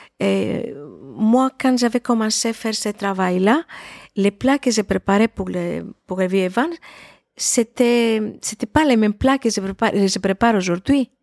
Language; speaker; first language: French; non-native, fluent; Greek